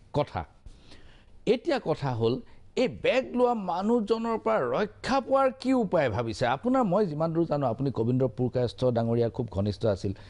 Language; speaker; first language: Assamese; native; Assamese